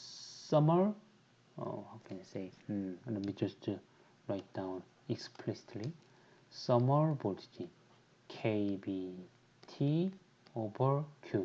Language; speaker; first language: English; non-native, fluent; Korean